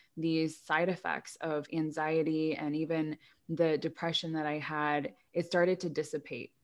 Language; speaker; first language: English; native; English